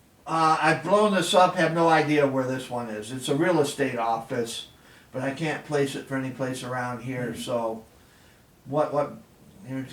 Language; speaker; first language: English; native; English